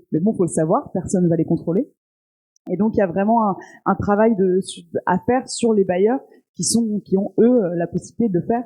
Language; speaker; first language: French; native; French